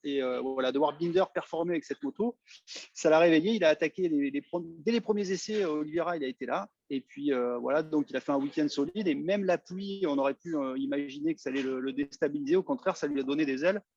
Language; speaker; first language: French; native; French